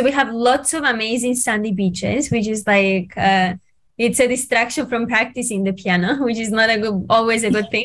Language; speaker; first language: English; non-native, fluent; Greek